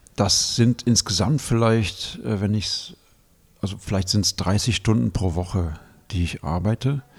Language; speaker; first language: German; native; German